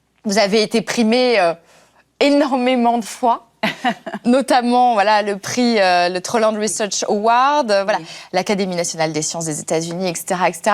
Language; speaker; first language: French; native; French